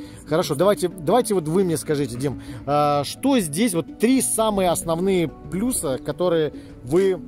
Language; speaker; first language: Russian; native; Russian